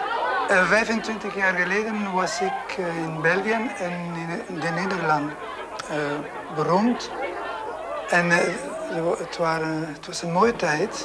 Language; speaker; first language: Dutch; non-native, local second language; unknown